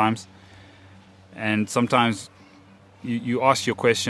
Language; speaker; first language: English; native; English